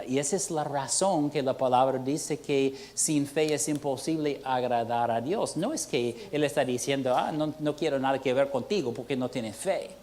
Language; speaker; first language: Spanish; non-native, fluent; English